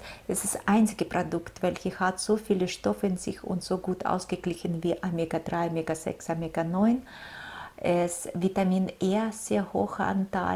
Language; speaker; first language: German; non-native, fluent; Russian